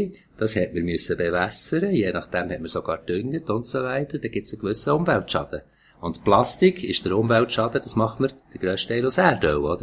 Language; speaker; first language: German; native; German